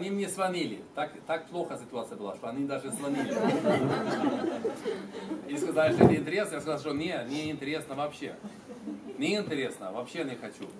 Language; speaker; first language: Russian; non-native, fluent; Swedish